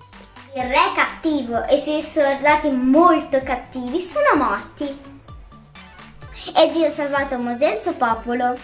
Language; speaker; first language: Italian; early bilingual, other home language; Arabic